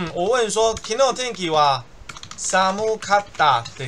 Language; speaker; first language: Japanese; non-native, fluent; Chinese